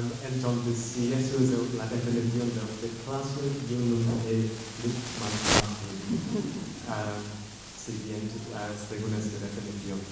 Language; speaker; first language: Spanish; non-native, fluent; English